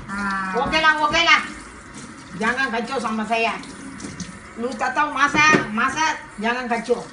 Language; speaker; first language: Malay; non-native, local second language; Tamil